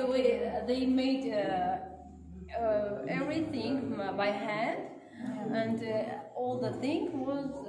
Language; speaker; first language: English; non-native, learner; Armenian